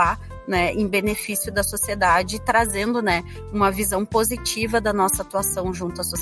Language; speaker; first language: Portuguese; native; Portuguese